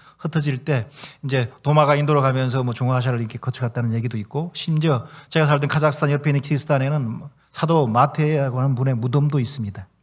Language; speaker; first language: Korean; native; Korean